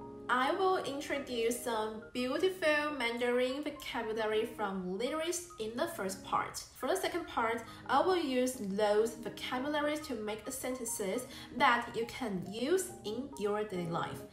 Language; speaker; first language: English; non-native, fluent; Chinese